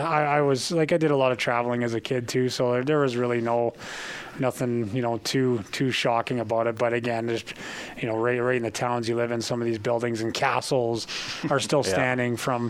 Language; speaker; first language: English; native; English